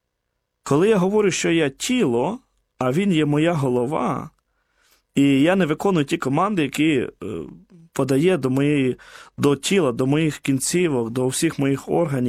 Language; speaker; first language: Ukrainian; native; Ukrainian